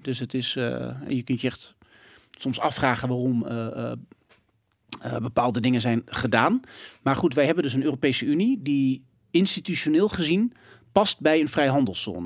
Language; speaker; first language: Dutch; native; Dutch